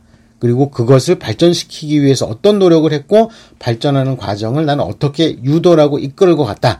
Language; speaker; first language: Korean; native; Korean